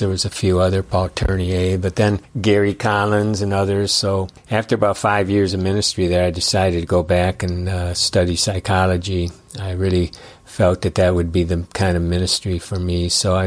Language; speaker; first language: English; native; English